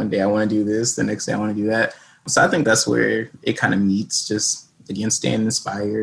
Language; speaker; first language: English; native; English